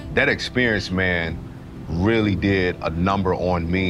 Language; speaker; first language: English; native; English